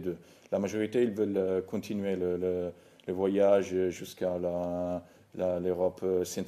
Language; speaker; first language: French; non-native, fluent; Italian